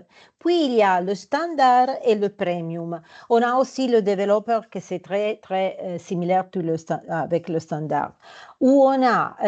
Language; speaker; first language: French; non-native, fluent; Italian